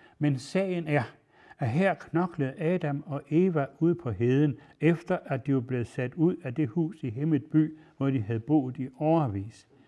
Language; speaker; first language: Danish; native; Danish